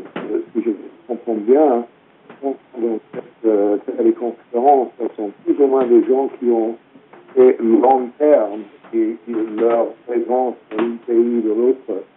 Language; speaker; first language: French; non-native, fluent; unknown